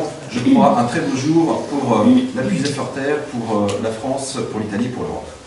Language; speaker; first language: French; native; French